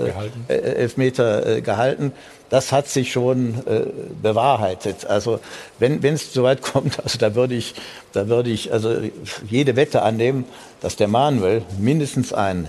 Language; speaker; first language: German; native; German